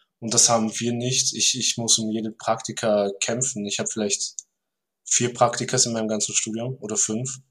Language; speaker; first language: German; early bilingual, other home language; Turkish